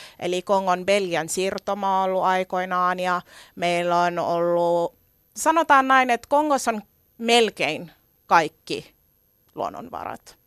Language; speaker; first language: Finnish; early bilingual, other home language; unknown